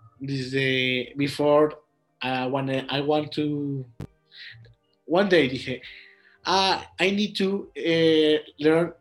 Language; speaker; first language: English; non-native, learner; Spanish